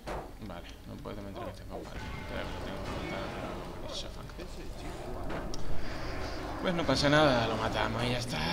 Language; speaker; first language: Spanish; native; Spanish